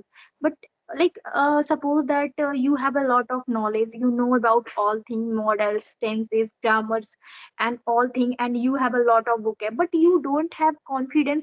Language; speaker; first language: English; non-native, learner; Odia